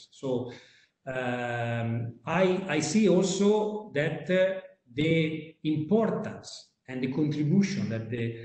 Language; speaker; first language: English; non-native, fluent; Italian